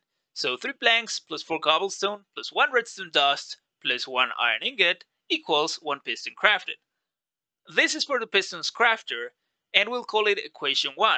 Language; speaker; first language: English; non-native, fluent; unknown